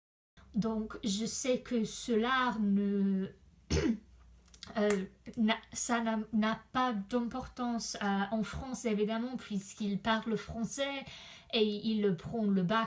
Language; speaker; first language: French; non-native, learner; English